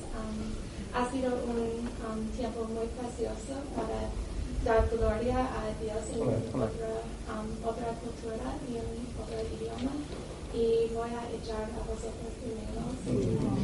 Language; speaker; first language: Spanish; non-native, learner; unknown